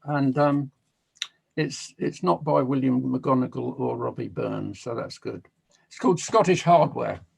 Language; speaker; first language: English; native; English